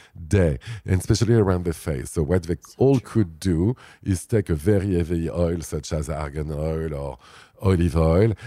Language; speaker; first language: English; non-native, fluent; French